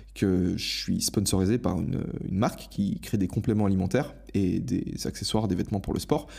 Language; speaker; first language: French; native; French